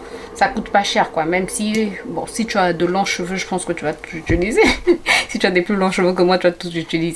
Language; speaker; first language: French; native; French